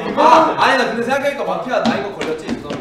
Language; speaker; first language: Korean; native; Korean